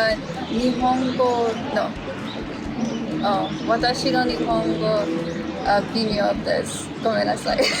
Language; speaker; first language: Japanese; non-native, learner; English